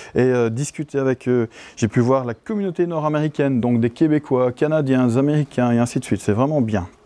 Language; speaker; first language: French; native; French